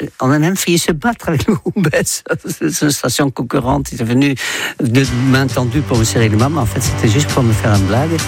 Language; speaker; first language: French; non-native, fluent; Dutch